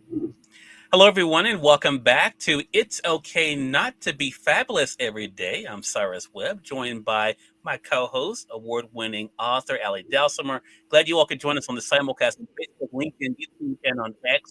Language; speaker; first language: English; native; English